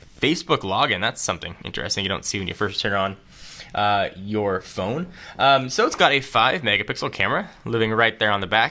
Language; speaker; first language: English; native; English